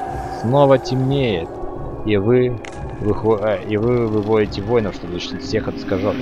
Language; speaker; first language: Russian; native; Russian